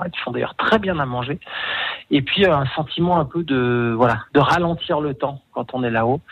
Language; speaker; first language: French; native; French